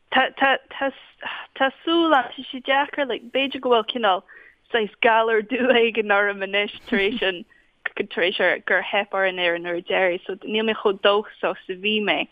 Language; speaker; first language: Irish; non-native, fluent; English